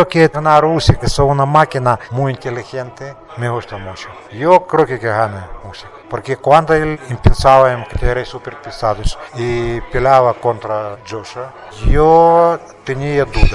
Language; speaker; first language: Spanish; non-native, learner; Russian